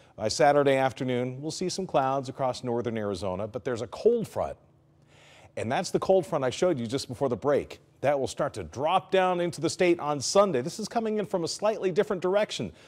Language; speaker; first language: English; native; English